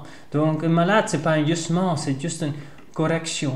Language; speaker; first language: French; non-native, learner; Dutch